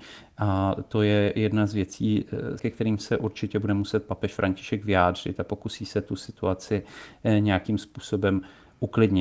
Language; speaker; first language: Czech; native; Czech